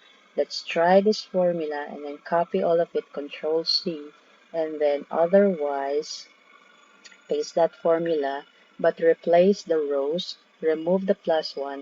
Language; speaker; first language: English; non-native, local second language; Filipino